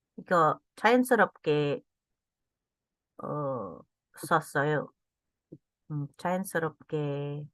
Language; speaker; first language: Korean; non-native, learner; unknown